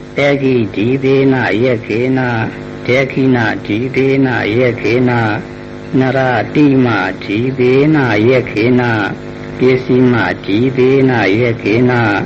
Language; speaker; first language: Burmese; native; Burmese